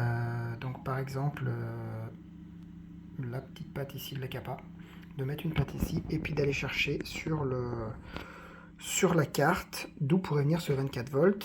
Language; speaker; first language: French; native; French